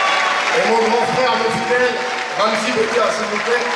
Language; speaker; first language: French; native; French